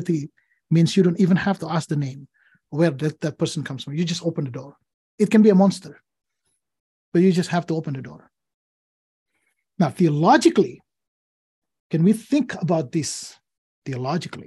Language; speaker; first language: English; non-native, fluent; Indonesian